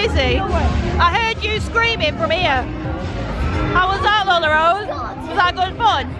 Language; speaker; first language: English; native; English